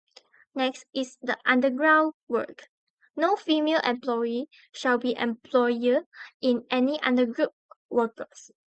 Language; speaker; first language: English; non-native, learner; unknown